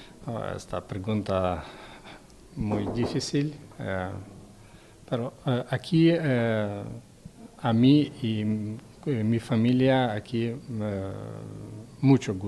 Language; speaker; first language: Spanish; non-native, learner; Ukrainian